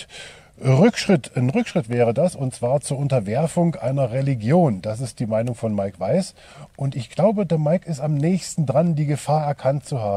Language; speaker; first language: German; native; German